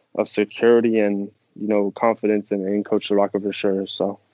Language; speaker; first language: English; non-native, fluent; French